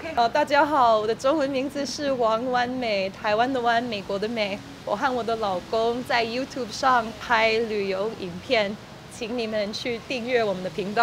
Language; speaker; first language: Chinese; early bilingual, heritage; English